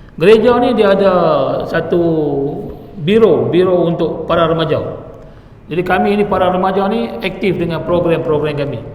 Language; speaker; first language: Malay; non-native, local second language; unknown